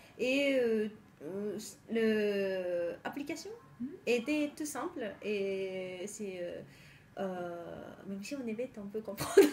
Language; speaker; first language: French; non-native, learner; Japanese